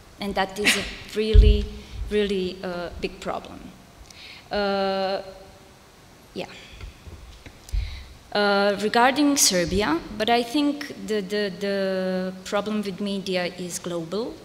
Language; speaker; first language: English; non-native, fluent; Serbian